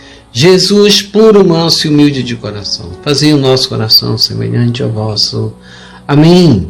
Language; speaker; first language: Portuguese; native; Portuguese